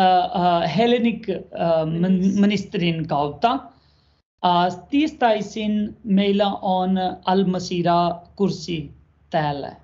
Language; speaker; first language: Finnish; non-native, learner; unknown